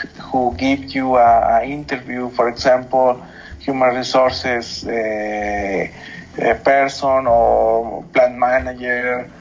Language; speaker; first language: English; non-native, learner; Spanish